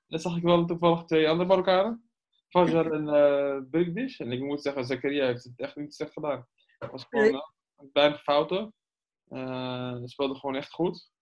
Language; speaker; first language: Dutch; early bilingual, other home language; Arabic